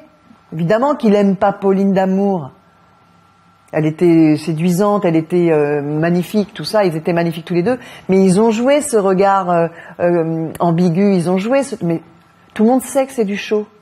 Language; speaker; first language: French; native; French